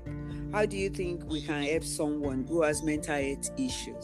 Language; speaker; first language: English; non-native, local second language; Yoruba